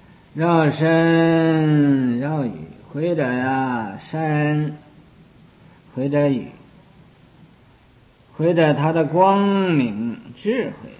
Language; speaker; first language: Chinese; native; Chinese